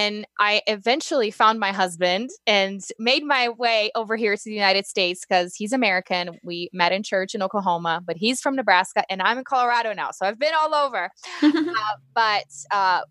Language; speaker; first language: English; non-native, fluent; Portuguese